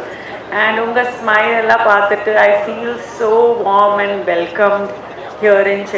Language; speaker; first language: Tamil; non-native, local second language; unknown